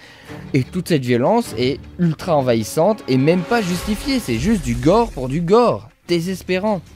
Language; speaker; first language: French; native; French